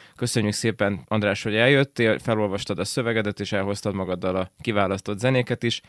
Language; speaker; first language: Hungarian; native; Hungarian